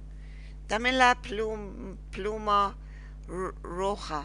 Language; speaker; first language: Spanish; non-native, learner; Persian